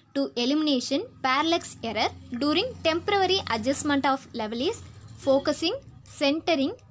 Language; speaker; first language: English; non-native, local second language; Tamil